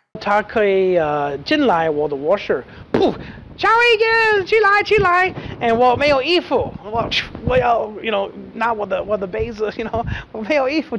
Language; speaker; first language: Chinese; non-native, learner; English